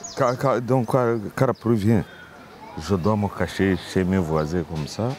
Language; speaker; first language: French; non-native, local second language; Kinyarwanda